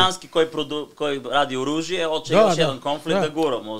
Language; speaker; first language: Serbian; non-native, learner; Bulgarian